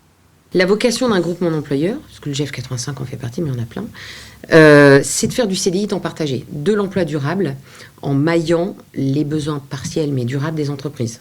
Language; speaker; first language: French; native; French